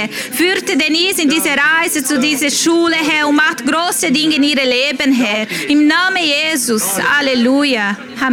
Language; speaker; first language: German; non-native, fluent; Portuguese